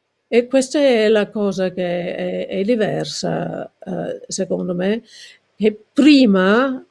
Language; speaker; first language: Italian; non-native, learner; English